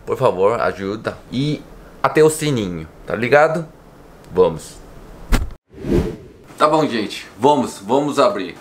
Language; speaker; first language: Portuguese; non-native, fluent; Korean